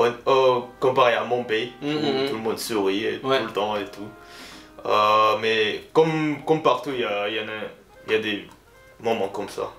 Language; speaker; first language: French; non-native, learner; Filipino